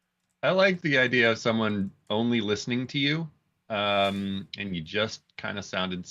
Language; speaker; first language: English; native; English